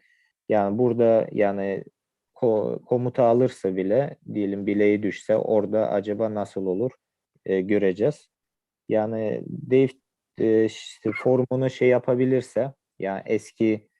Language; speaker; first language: Turkish; non-native, fluent; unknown